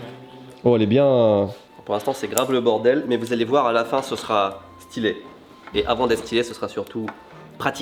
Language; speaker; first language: French; native; French